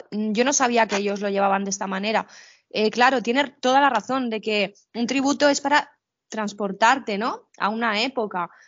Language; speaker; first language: Spanish; native; Spanish